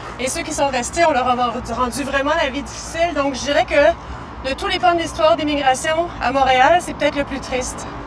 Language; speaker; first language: French; native; French